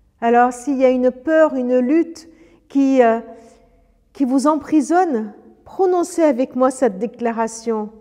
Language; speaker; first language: French; early bilingual, other home language; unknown